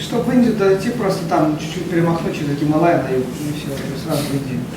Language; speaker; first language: Russian; native; Russian